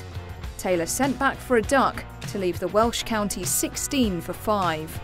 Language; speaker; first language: English; native; English